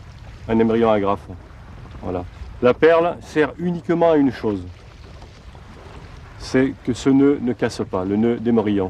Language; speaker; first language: French; native; French